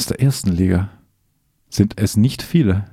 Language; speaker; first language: German; native; German